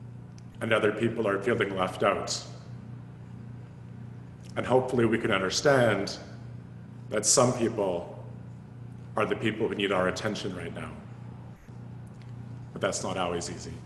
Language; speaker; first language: English; native; English